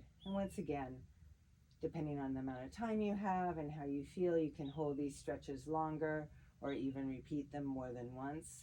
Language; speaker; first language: English; native; English